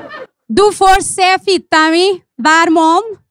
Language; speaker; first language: Norwegian; non-native, fluent; Arabic